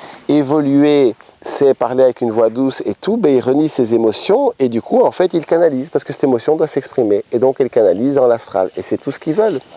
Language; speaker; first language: French; native; French